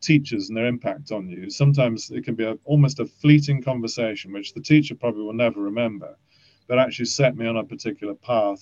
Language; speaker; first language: English; native; English